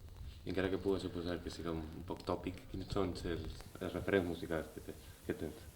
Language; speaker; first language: Catalan; native; Catalan